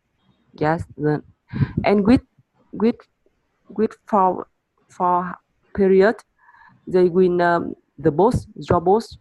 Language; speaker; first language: English; non-native, learner; Vietnamese